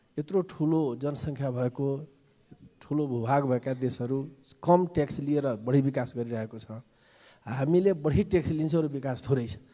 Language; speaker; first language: Nepali; non-native, local second language; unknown